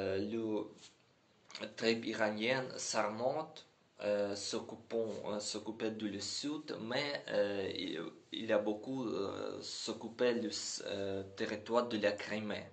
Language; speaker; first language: French; non-native, learner; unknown